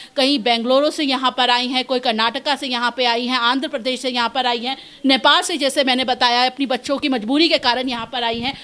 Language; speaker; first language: Hindi; native; Hindi